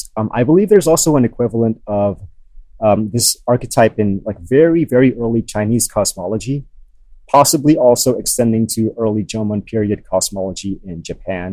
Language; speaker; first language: English; non-native, local second language; Filipino